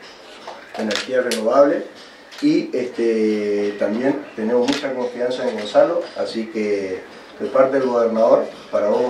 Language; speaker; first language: Spanish; native; Spanish